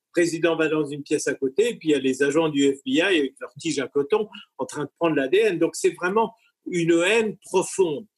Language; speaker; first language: French; native; French